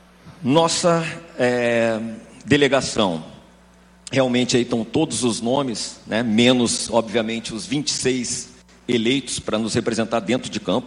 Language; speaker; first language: Portuguese; native; Portuguese